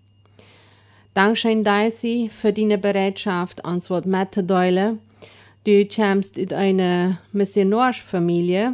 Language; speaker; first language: German; non-native, local second language; Plautdietsch